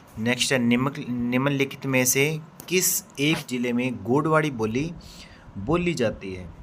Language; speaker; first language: Hindi; native; Hindi